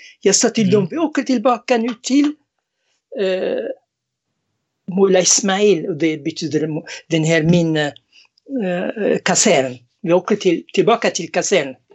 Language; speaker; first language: Swedish; non-native, fluent; Arabic